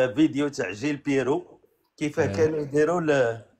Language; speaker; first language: Arabic; native; Arabic